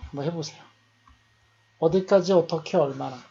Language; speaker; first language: Korean; native; Korean